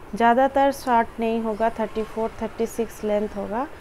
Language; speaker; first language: Hindi; non-native, local second language; Bangla